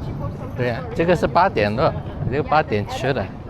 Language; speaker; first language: Chinese; non-native, learner; Indonesian